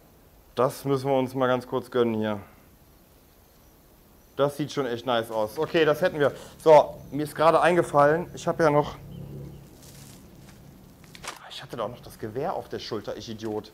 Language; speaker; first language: German; native; German